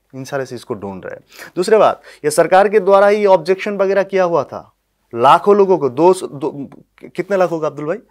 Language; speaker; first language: Hindi; non-native, local second language; Bangla